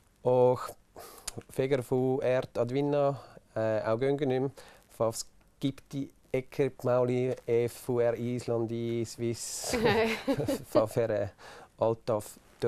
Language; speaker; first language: Icelandic; non-native, learner; German